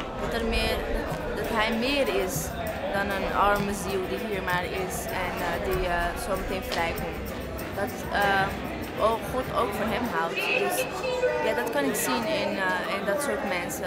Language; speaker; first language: Dutch; early bilingual, other home language; Portuguese